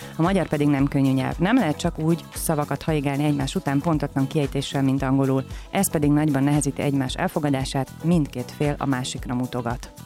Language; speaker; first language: Hungarian; native; Hungarian